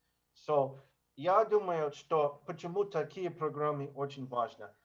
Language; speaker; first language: Russian; non-native, learner; English